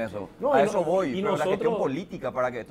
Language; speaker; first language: Spanish; native; Spanish